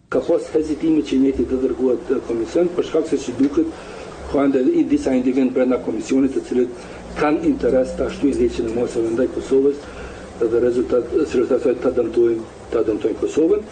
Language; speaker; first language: Albanian; native; Albanian